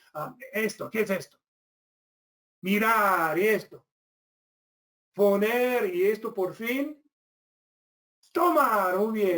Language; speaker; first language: Spanish; non-native, fluent; English